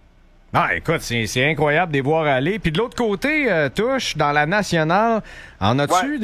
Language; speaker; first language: French; native; French